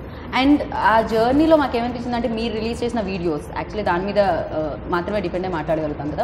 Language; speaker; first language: Telugu; native; Telugu